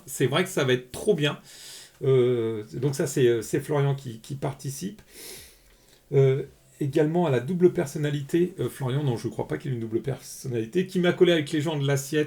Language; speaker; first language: French; native; French